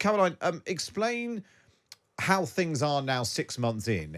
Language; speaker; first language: English; native; English